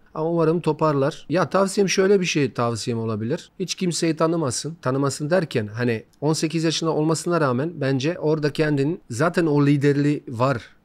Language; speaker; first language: Turkish; non-native, fluent; Bosnian